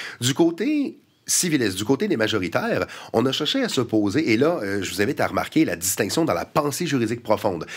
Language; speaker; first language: French; native; French